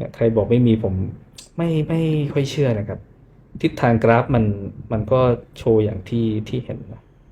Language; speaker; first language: Thai; native; Thai